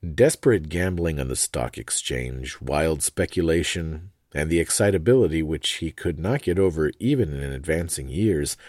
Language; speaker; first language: English; native; English